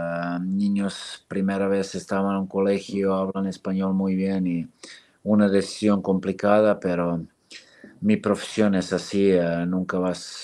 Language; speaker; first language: Spanish; non-native, fluent; Serbian